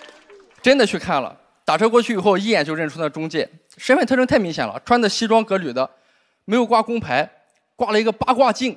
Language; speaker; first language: Chinese; native; Chinese